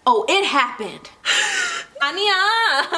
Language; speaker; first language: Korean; non-native, learner; English